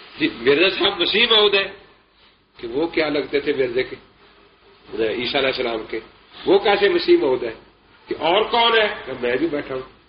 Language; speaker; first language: Urdu; non-native, local second language; Punjabi